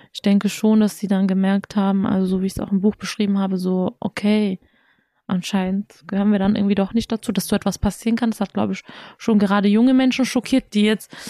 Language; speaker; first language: German; native; German